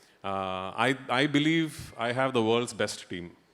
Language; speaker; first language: English; non-native, local second language; Malayalam